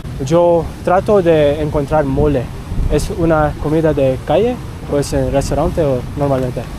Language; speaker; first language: Spanish; non-native, learner; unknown